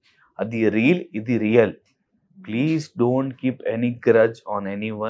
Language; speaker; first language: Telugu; non-native, local second language; Hindi